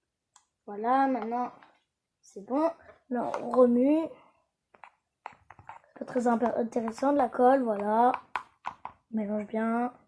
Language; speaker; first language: French; native; French